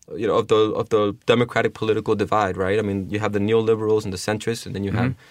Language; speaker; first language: English; early bilingual, other home language; Spanish